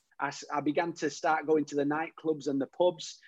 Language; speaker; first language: English; native; English